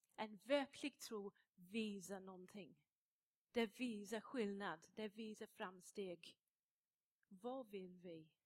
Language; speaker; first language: Swedish; non-native, fluent; English